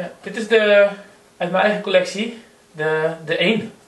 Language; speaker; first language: Dutch; native; Dutch